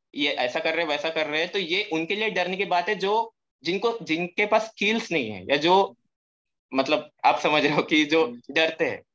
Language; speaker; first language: Hindi; non-native, local second language; Marathi